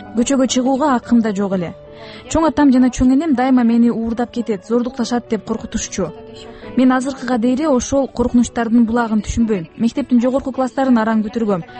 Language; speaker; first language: Kyrgyz; non-native, local second language; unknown